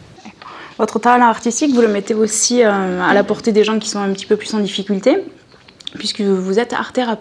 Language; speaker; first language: French; native; French